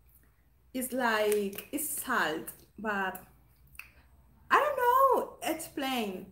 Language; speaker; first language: English; non-native, learner; Spanish